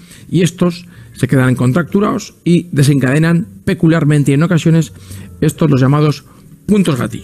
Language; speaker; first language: Spanish; native; Spanish